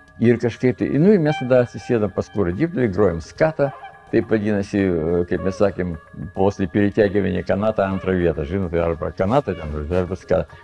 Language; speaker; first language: Lithuanian; non-native, fluent; Russian